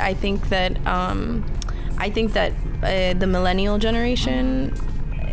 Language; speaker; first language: English; early bilingual, other home language; Spanish